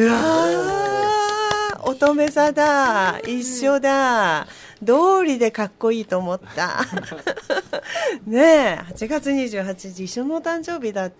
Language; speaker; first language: Japanese; native; Japanese